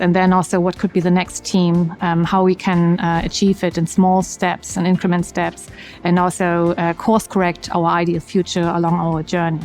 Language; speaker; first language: English; non-native, fluent; German